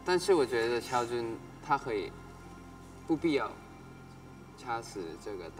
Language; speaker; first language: Chinese; non-native, learner; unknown